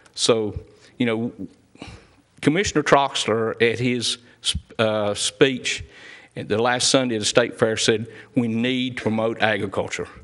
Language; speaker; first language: English; native; English